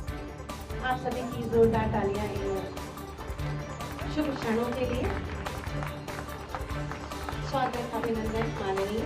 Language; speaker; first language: Hindi; native; Hindi